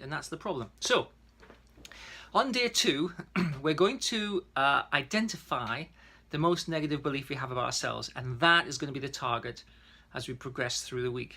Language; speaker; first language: English; native; English